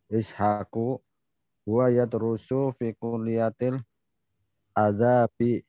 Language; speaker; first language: Arabic; non-native, learner; Indonesian